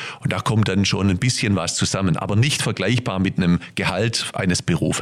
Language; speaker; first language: German; native; German